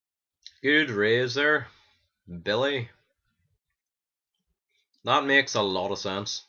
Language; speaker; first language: English; native; English